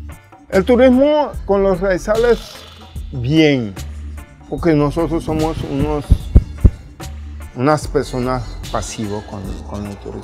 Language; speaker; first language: Spanish; non-native, local second language; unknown